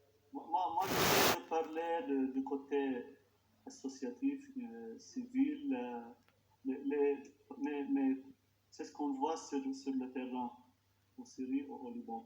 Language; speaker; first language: French; non-native, local second language; Arabic